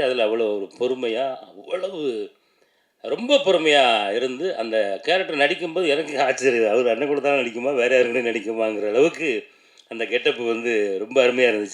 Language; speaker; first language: Tamil; native; Tamil